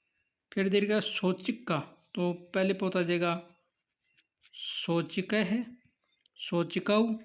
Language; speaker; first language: Hindi; native; Hindi